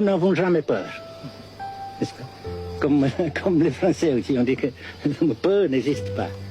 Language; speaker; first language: French; non-native, fluent; Vietnamese